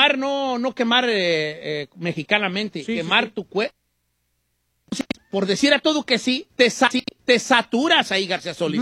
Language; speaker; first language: Spanish; native; Spanish